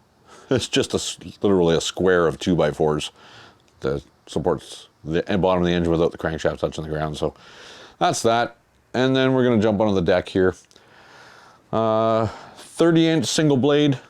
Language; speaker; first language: English; native; English